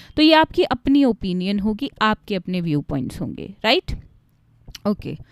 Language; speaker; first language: Hindi; native; Hindi